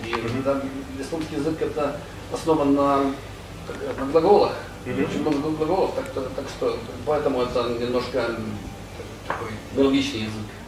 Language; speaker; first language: Ukrainian; non-native, learner; Estonian